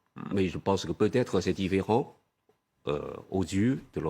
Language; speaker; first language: French; non-native, fluent; Chinese